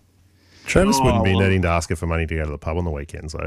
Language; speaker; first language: English; native; English